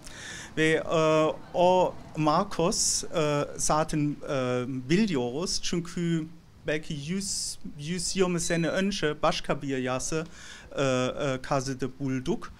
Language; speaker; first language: Turkish; non-native, learner; German